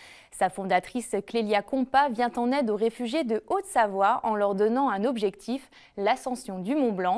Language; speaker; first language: French; native; French